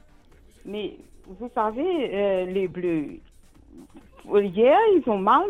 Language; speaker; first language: French; non-native, local second language; Morisyen